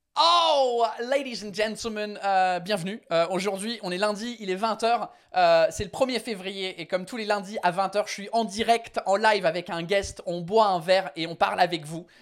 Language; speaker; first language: French; non-native, fluent; English